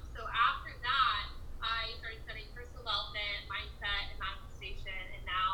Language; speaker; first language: English; native; English